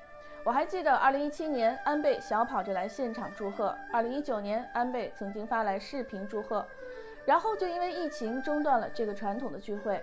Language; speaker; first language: Chinese; native; Chinese